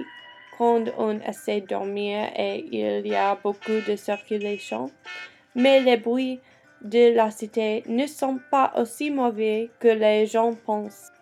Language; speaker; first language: French; non-native, learner; English